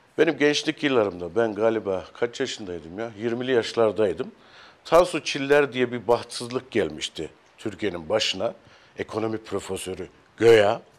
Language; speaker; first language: Turkish; native; Turkish